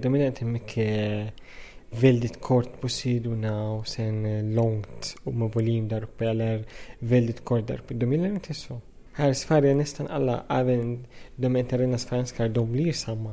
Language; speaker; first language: Swedish; non-native, fluent; Arabic